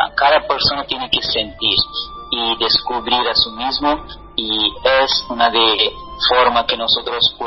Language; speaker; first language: Spanish; non-native, learner; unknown